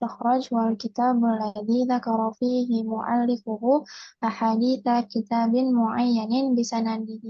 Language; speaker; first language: Arabic; non-native, learner; Indonesian